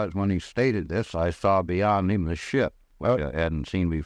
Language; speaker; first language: English; native; English